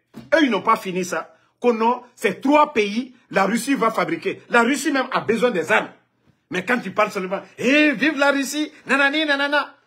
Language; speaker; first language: French; non-native, local second language; Mandingo